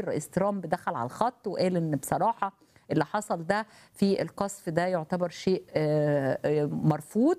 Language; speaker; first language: Arabic; native; Arabic